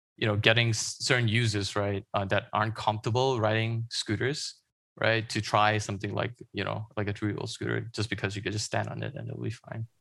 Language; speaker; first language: English; non-native, local second language; Chinese